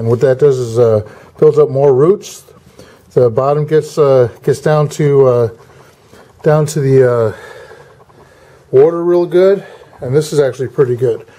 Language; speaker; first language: English; native; English